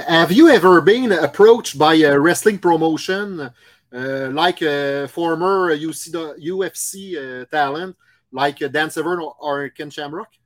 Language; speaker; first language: English; non-native, local second language; French